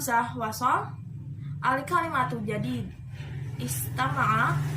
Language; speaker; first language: Arabic; non-native, learner; Indonesian